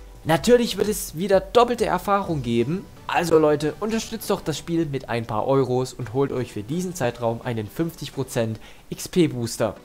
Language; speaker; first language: German; native; German